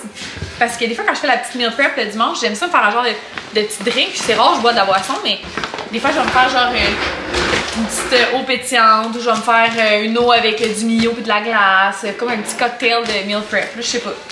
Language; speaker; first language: French; native; French